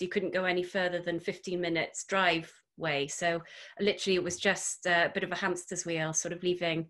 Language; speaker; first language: English; native; English